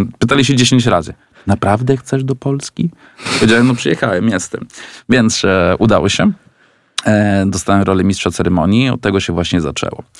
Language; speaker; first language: Polish; non-native, fluent; Italian